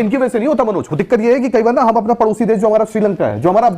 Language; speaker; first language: Hindi; native; Hindi